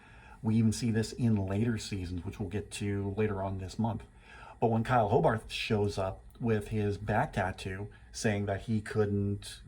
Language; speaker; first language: English; native; English